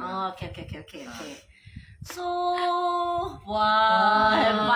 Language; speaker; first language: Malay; non-native, local second language; Chinese